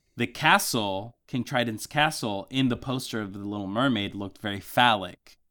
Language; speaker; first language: English; early bilingual, other home language; Spanish